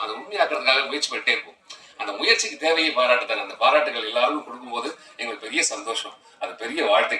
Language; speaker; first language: Tamil; native; Tamil